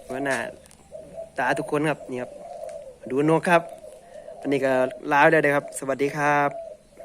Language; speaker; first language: Thai; native; Thai